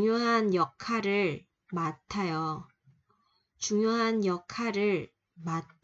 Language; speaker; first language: Korean; non-native, fluent; Vietnamese